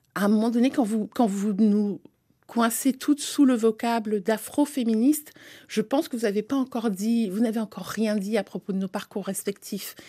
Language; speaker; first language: French; native; French